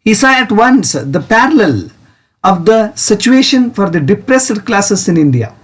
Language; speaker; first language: English; non-native, local second language; Kannada